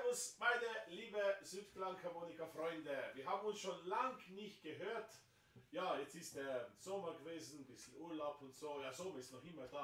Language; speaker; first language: German; non-native, fluent; Slovenian